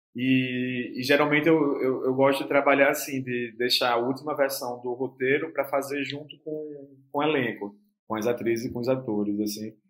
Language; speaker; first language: Portuguese; native; Portuguese